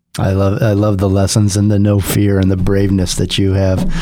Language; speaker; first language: English; native; English